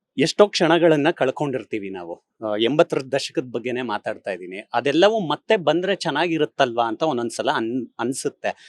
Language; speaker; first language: Kannada; native; Kannada